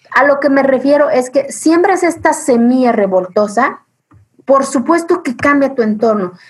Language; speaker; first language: Spanish; early bilingual, other home language; Zapotec